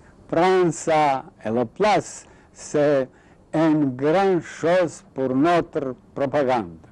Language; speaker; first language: French; non-native, fluent; Serbian